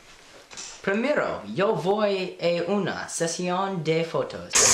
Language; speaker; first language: Spanish; non-native, learner; English